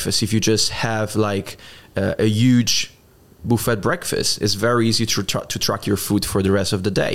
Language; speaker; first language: English; non-native, fluent; Italian